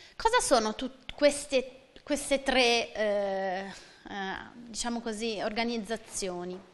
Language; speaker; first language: Italian; native; Italian